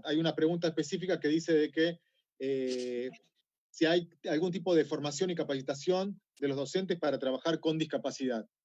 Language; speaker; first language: Spanish; native; Spanish